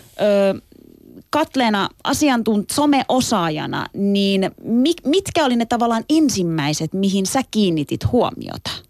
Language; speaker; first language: Finnish; early bilingual, other home language; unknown